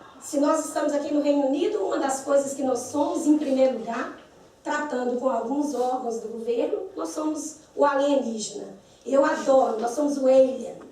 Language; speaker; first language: Portuguese; native; Portuguese